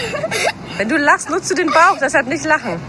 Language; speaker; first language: German; native; German